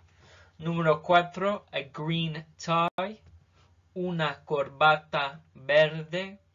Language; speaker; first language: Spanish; non-native, fluent; English